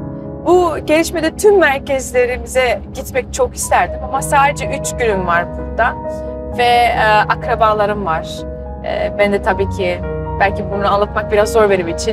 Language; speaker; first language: Turkish; early bilingual, heritage; Turkish